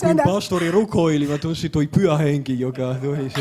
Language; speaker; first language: Finnish; non-native, learner; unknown